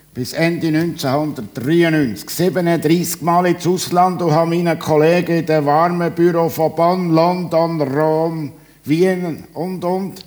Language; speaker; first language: German; native; German